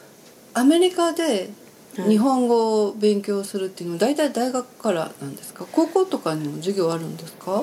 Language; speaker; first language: Japanese; native; Japanese